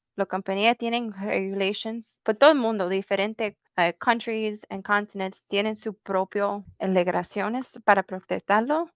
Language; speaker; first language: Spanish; early bilingual, heritage; Spanish